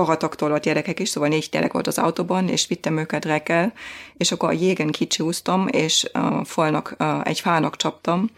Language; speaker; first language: Hungarian; non-native, fluent; German